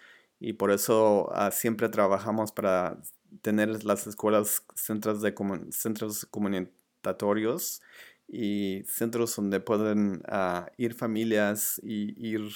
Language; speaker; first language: Spanish; early bilingual, other home language; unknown